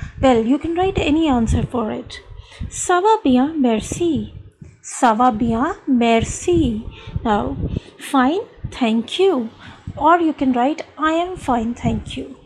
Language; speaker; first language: English; non-native, local second language; Hindi